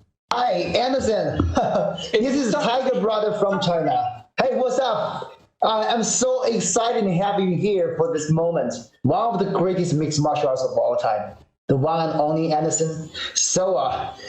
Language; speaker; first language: English; non-native, fluent; Chinese